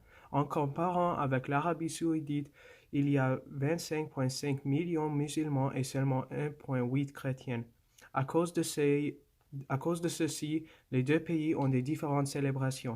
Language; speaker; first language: French; non-native, local second language; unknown